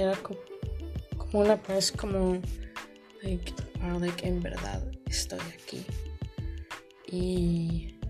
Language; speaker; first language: Spanish; early bilingual, heritage; Spanish